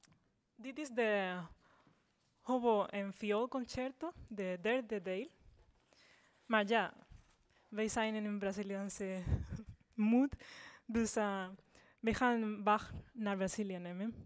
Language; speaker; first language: Dutch; non-native, fluent; Spanish